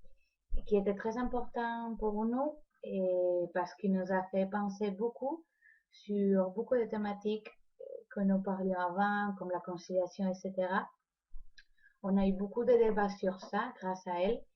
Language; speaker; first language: French; non-native, fluent; Spanish